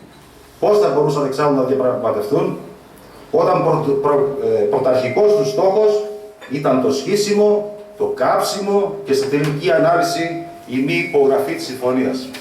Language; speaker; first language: Greek; native; Greek